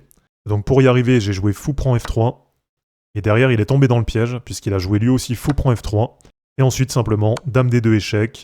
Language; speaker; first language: French; native; French